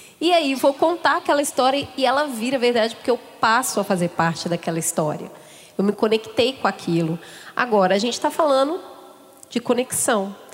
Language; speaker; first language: Portuguese; native; Portuguese